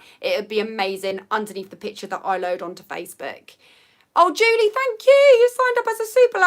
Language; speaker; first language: English; native; English